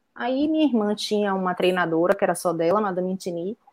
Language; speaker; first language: Portuguese; native; Portuguese